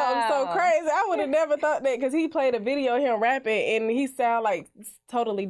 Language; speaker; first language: English; native; English